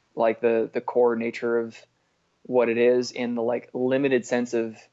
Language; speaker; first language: English; native; English